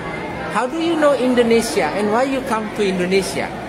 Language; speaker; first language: English; non-native, learner; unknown